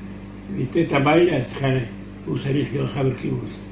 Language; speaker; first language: Hebrew; non-native, learner; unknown